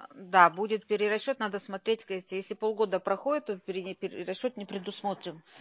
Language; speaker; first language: Russian; native; Russian